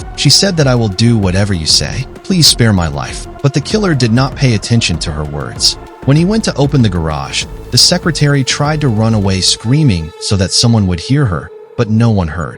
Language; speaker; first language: English; non-native, local second language; Hindi